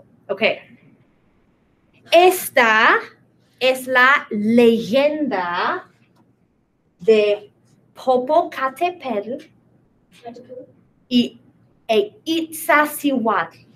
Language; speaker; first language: Spanish; non-native, fluent; English